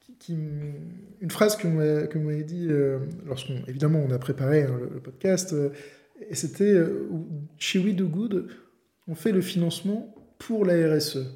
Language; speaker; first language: French; native; French